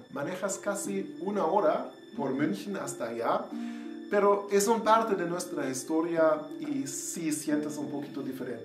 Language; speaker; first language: Spanish; non-native, learner; German